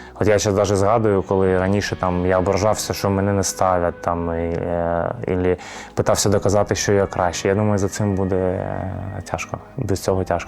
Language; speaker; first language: Ukrainian; native; Ukrainian